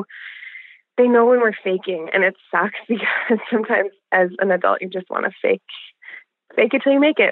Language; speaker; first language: English; native; English